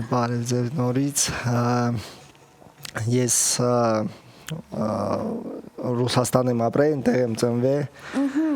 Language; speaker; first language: Armenian; early bilingual, heritage; Russian